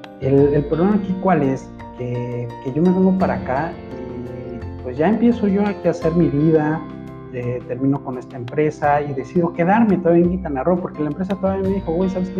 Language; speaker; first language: Spanish; native; Spanish